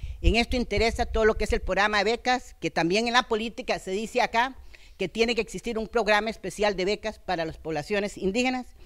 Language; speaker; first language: Spanish; native; Spanish